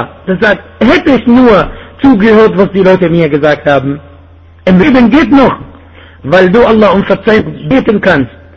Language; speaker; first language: German; non-native, fluent; Arabic